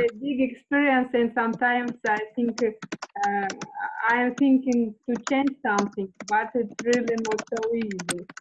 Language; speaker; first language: English; non-native, learner; Russian